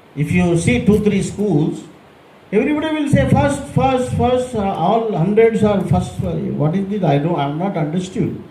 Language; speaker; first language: English; non-native, local second language; Telugu